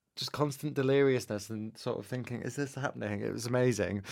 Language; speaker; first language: English; native; English